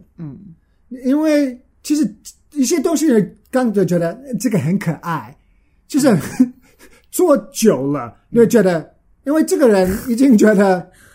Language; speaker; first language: Chinese; non-native, fluent; English